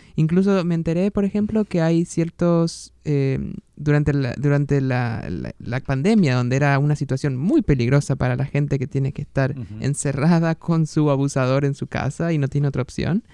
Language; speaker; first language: Spanish; native; Spanish